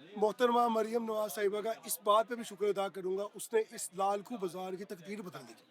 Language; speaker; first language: Urdu; non-native, local second language; Punjabi